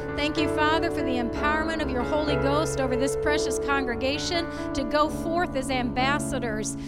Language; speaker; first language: English; native; English